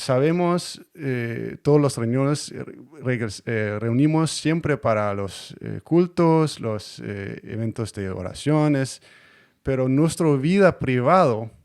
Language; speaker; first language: Spanish; non-native, learner; Danish